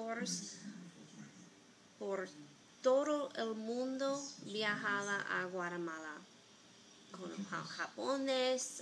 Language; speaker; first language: Spanish; non-native, learner; English